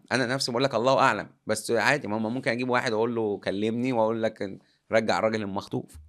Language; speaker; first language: Arabic; native; Arabic